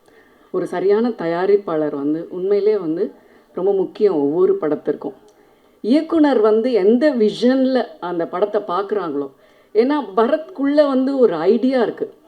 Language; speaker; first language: Tamil; native; Tamil